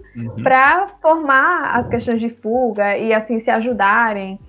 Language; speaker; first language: Portuguese; early bilingual, other home language; Upper Guinea Crioulo